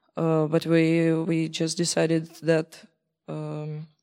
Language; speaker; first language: English; non-native, fluent; Belarusian